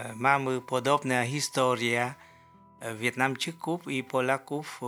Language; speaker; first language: Polish; non-native, fluent; Vietnamese